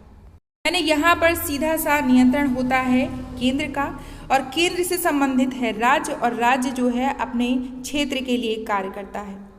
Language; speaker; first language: Hindi; native; Hindi